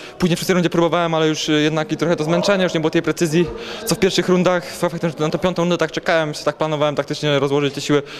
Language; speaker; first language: Polish; native; Polish